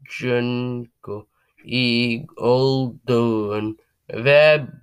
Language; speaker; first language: Turkish; non-native, learner; English